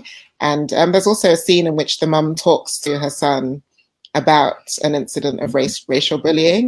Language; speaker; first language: English; native; English